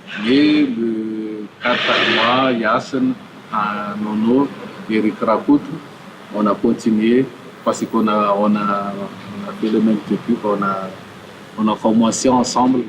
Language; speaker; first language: French; non-native, local second language; Malagasy